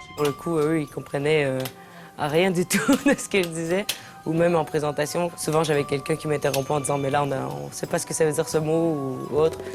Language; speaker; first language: French; native; French